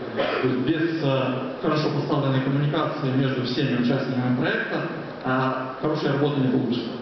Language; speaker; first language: Russian; native; Russian